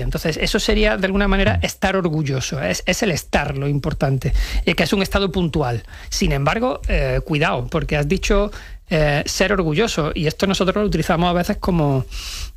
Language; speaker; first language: Spanish; native; Spanish